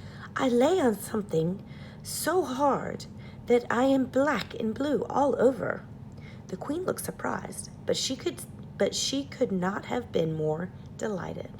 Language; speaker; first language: English; native; English